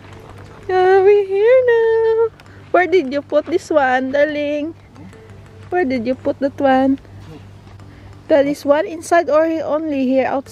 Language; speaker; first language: English; non-native, learner; Filipino